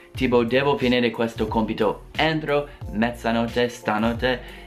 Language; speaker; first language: Italian; non-native, fluent; English